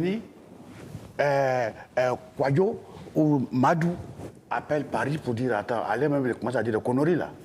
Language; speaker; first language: French; non-native, local second language; Dyula